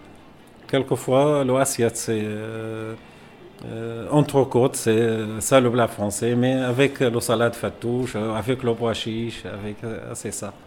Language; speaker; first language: French; non-native, learner; Arabic